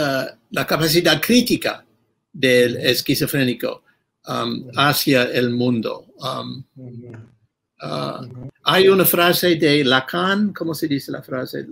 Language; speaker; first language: Spanish; non-native, fluent; English